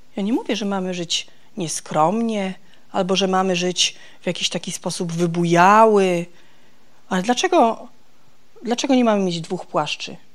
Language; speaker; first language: Polish; native; Polish